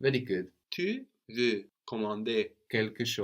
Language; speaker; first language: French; non-native, fluent; English